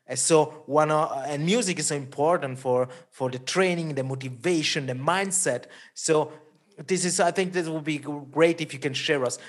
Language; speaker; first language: English; non-native, fluent; Italian